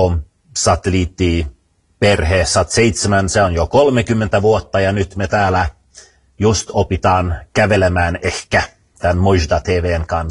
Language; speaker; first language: Finnish; early bilingual, heritage; Finnish